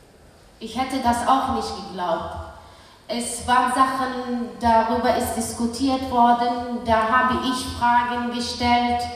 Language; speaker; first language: German; early bilingual, other home language; Kurdish